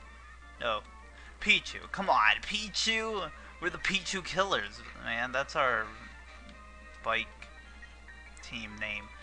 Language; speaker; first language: English; native; English